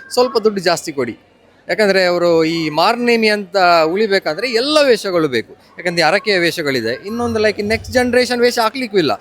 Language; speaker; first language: Kannada; non-native, local second language; Tulu